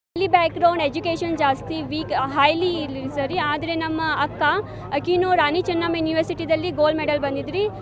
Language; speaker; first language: Kannada; native; Kannada